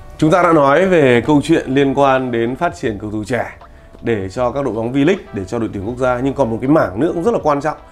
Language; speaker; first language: Vietnamese; native; Vietnamese